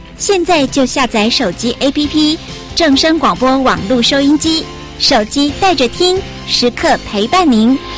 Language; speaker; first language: Chinese; native; Chinese